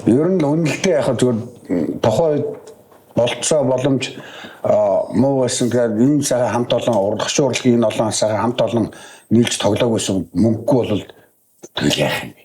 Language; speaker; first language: Mongolian; native; Mongolian